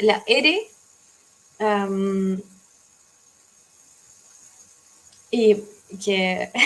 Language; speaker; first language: Spanish; non-native, fluent; Russian